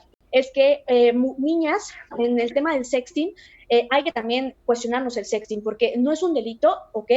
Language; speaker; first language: Spanish; native; Spanish